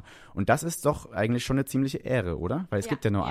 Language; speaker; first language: German; native; German